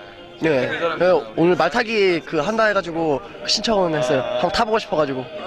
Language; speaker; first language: Korean; native; Korean